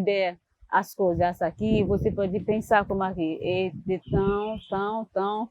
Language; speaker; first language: Portuguese; non-native, learner; Haitian Creole